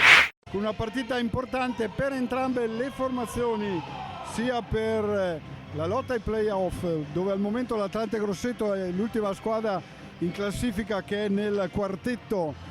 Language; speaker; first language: Italian; native; Italian